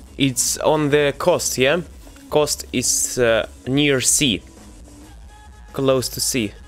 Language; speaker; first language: English; non-native, learner; Russian